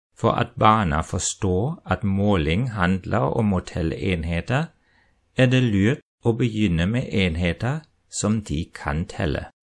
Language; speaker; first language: Norwegian; non-native, fluent; German